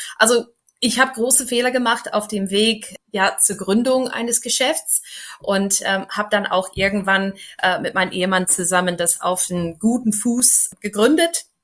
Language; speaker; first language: German; non-native, fluent; English